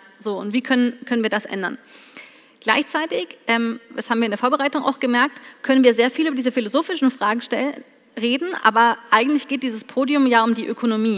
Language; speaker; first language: German; native; German